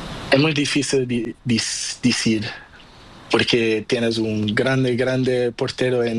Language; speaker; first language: Spanish; non-native, learner; Portuguese